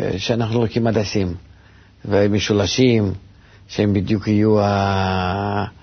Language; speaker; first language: Hebrew; non-native, fluent; Russian